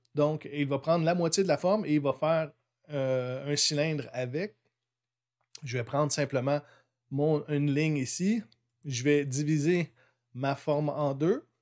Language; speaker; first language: French; native; French